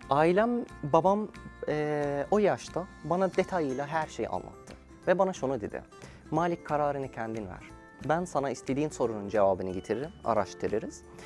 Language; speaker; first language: Turkish; non-native, fluent; Arabic